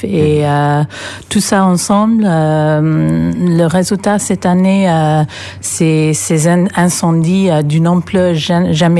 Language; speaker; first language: French; non-native, fluent; English